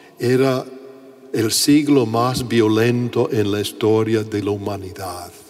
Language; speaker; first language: Spanish; non-native, fluent; English